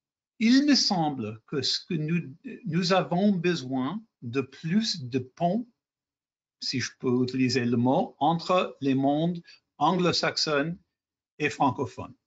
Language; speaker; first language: French; non-native, fluent; English